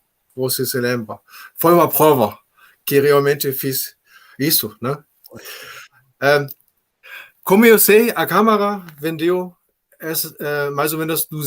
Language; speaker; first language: Portuguese; non-native, fluent; German